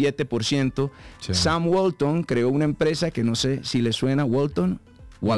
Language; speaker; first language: Spanish; native; Spanish